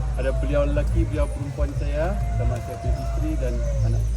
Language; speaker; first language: Malay; native; Malay